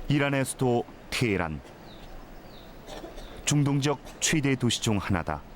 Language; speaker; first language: Korean; native; Korean